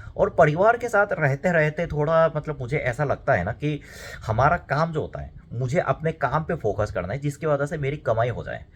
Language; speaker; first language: Hindi; non-native, fluent; Korean